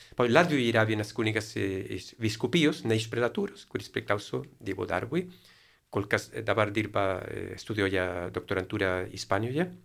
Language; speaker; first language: Lithuanian; non-native, fluent; Spanish